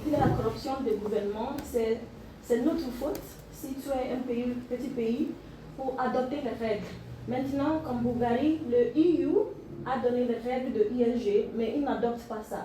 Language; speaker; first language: French; non-native, learner; English